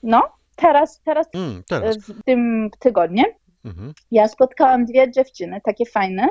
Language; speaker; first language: Polish; early bilingual, heritage; Polish